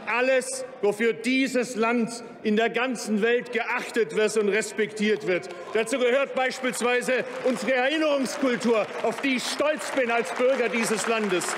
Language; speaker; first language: German; early bilingual, other home language; Turkish